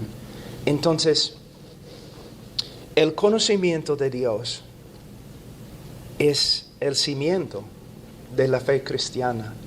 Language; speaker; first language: Spanish; non-native, fluent; English